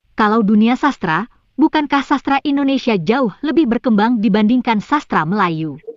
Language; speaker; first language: Indonesian; native; Indonesian